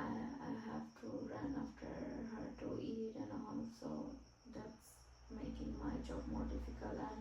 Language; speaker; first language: English; non-native, fluent; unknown